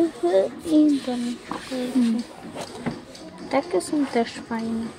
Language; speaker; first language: Polish; native; Polish